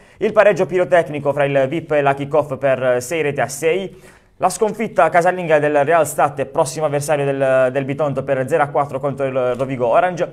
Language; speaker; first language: Italian; native; Italian